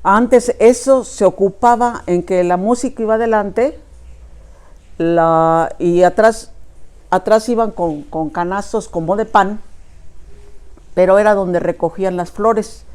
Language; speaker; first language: Spanish; native; Spanish